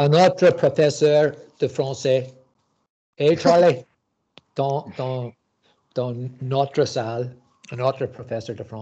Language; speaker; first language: French; non-native, learner; English